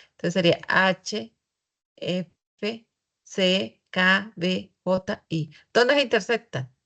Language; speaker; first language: Spanish; native; Spanish